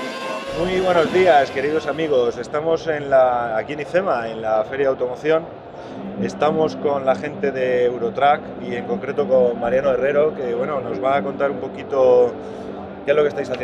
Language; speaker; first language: Spanish; native; Spanish